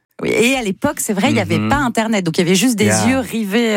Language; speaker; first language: French; native; French